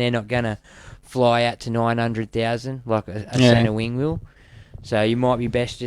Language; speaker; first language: English; native; English